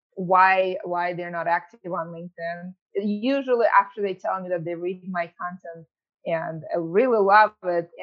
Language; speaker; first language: English; early bilingual, other home language; Ukrainian